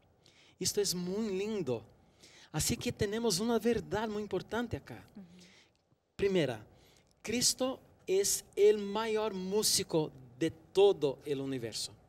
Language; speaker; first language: Spanish; non-native, fluent; Portuguese